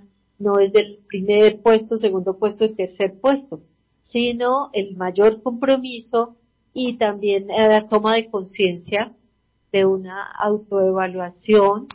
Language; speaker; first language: Spanish; native; Spanish